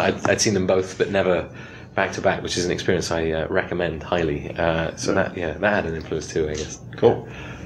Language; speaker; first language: English; native; English